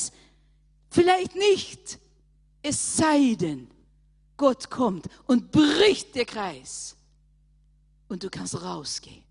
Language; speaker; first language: German; non-native, fluent; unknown